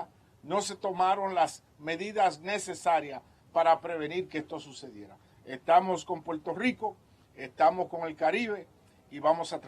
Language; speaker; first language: Spanish; native; Spanish